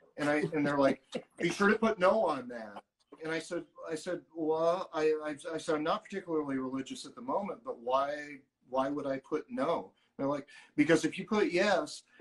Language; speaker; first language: English; native; English